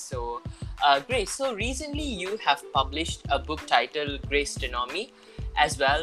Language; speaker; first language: English; non-native, local second language; Tamil